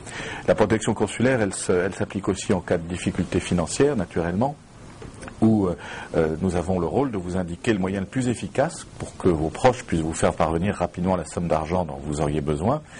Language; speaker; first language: French; native; French